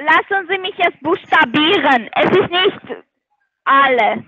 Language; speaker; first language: German; non-native, learner; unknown